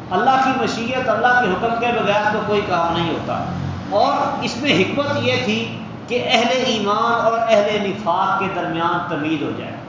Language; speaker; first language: Urdu; non-native, local second language; Punjabi